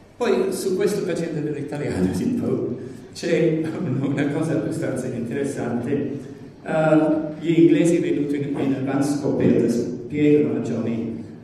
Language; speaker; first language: Italian; non-native, fluent; English